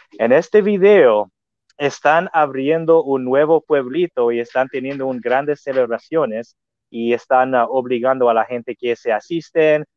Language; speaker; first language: Spanish; non-native, fluent; English